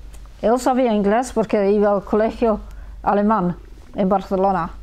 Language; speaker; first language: Spanish; early bilingual, heritage; Spanish